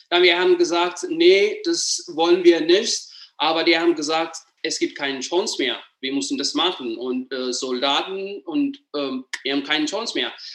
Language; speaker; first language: German; non-native, learner; Amharic